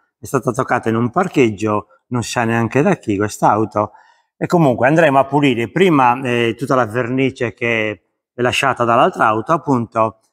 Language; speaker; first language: Italian; native; Italian